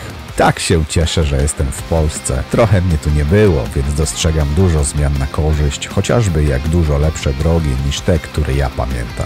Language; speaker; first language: Polish; native; Polish